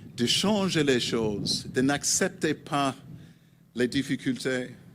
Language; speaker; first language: French; non-native, learner; English